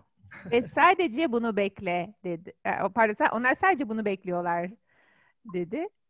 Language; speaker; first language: Turkish; native; Turkish